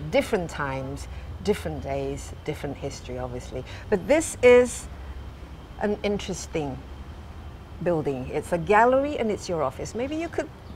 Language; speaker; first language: English; non-native, fluent; Indonesian